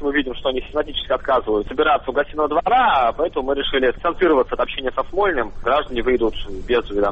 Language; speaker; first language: Russian; native; Russian